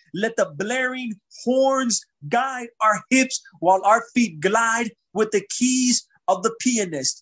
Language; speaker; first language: English; early bilingual, other home language; Spanish